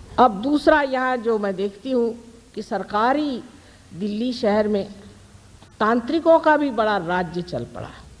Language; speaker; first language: Hindi; non-native, local second language; Marathi